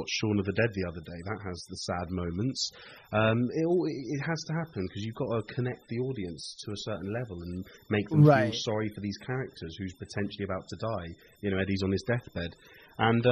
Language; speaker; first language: English; native; English